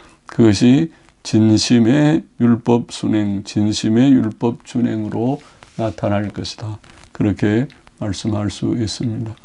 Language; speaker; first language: Korean; native; Korean